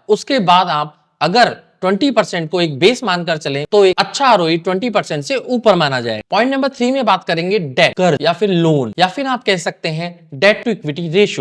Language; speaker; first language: Hindi; native; Hindi